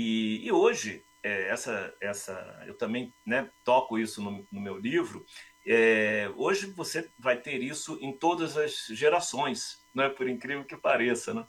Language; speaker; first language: Portuguese; native; Portuguese